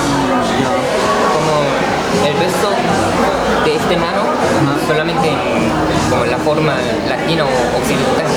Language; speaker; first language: Spanish; non-native, fluent; Korean